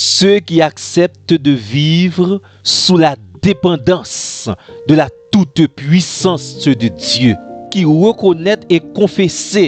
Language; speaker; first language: French; non-native, local second language; Haitian Creole